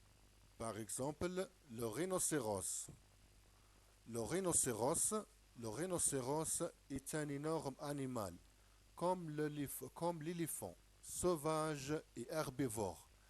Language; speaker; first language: French; non-native, local second language; Arabic